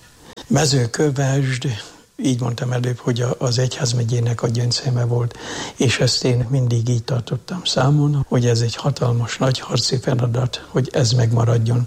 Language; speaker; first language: Hungarian; native; Hungarian